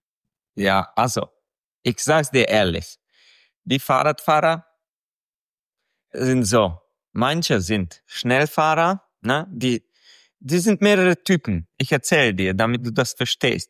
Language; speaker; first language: German; non-native, fluent; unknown